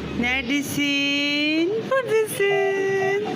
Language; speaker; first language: Turkish; native; Turkish